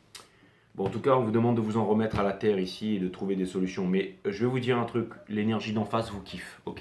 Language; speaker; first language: French; native; French